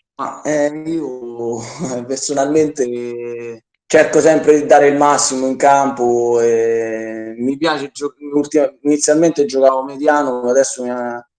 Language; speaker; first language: Italian; native; Italian